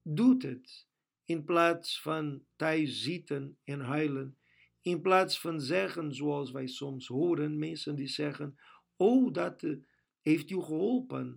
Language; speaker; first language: Dutch; non-native, fluent; Portuguese